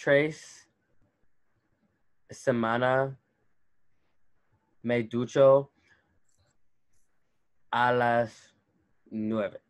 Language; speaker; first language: Spanish; non-native, learner; English